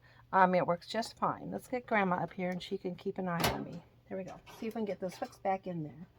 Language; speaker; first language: English; native; English